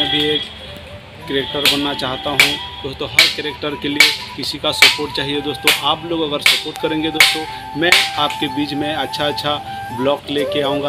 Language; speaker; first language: Hindi; non-native, local second language; Odia